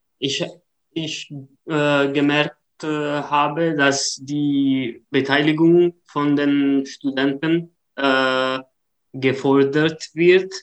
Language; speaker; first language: German; non-native, learner; Italian